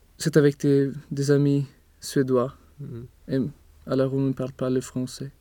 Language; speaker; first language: French; non-native, learner; Swedish